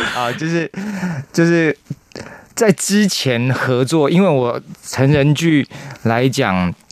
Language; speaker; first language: Chinese; non-native, local second language; Min Nan Chinese